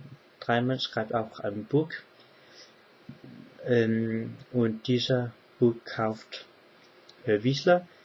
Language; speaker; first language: German; non-native, learner; English